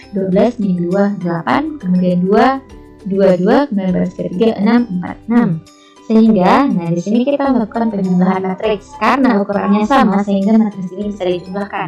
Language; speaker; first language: Indonesian; native; Indonesian